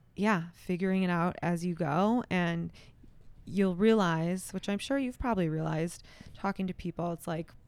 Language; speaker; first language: English; native; English